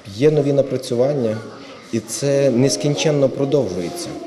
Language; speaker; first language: Ukrainian; native; Ukrainian